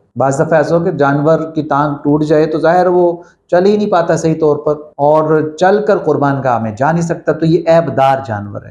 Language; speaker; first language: Urdu; native; Urdu